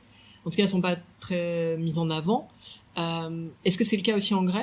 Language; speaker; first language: French; native; French